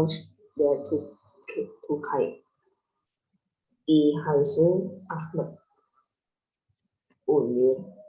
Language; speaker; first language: German; non-native, learner; Indonesian